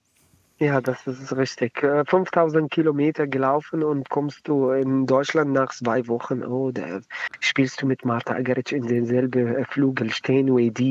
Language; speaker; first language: German; non-native, learner; Arabic